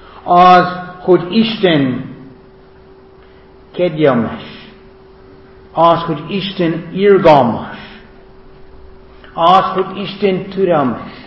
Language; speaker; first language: Hungarian; non-native, fluent; English